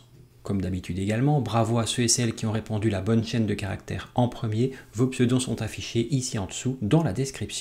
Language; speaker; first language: French; native; French